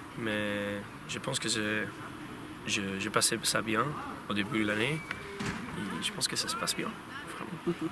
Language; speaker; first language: French; non-native, learner; Spanish